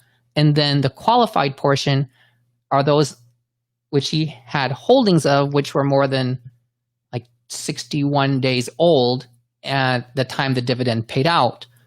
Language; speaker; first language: English; native; English